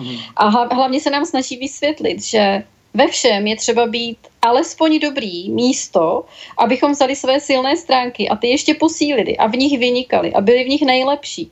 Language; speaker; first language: Czech; native; Czech